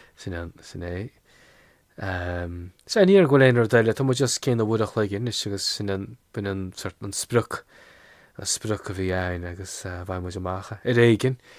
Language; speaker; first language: Irish; non-native, local second language; English